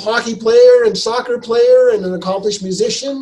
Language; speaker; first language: English; native; English